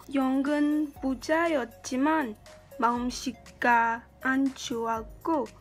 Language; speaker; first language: Korean; non-native, learner; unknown